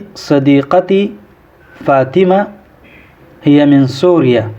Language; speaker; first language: Arabic; non-native, fluent; Pashto